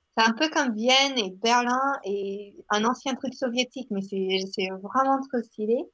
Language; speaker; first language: French; non-native, fluent; English